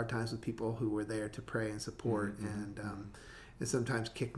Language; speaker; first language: English; native; English